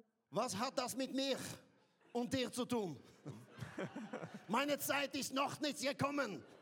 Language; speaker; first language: German; non-native, learner; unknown